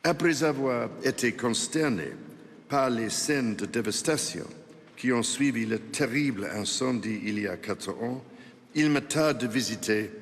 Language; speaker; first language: French; non-native, fluent; English